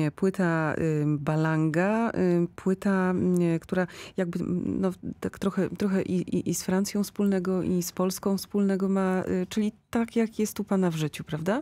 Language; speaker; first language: Polish; native; Polish